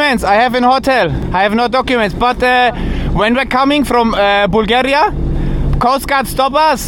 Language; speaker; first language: English; non-native, fluent; German